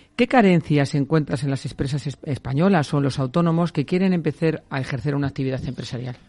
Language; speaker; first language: Spanish; native; Spanish